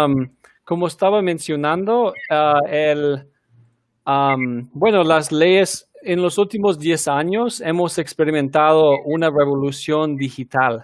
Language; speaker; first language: Spanish; non-native, fluent; English